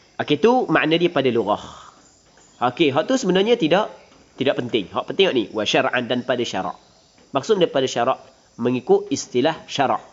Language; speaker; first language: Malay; native; Malay